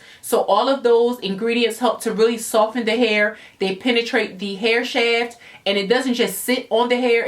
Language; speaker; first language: English; native; English